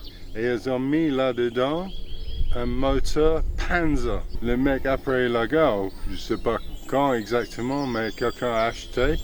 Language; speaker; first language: French; non-native, fluent; English